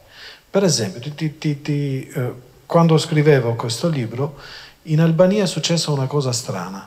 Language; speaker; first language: Italian; non-native, fluent; Albanian